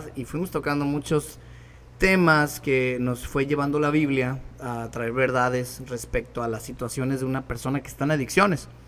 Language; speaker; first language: Spanish; native; Spanish